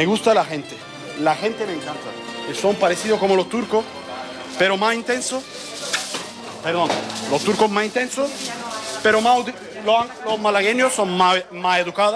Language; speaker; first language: Spanish; non-native, learner; Turkish